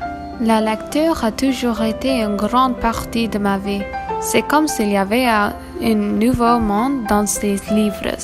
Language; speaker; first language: French; non-native, learner; English